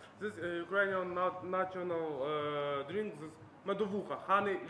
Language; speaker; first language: English; non-native, learner; Ukrainian